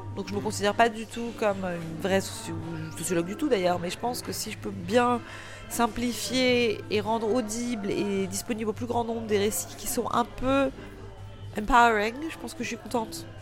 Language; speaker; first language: French; native; French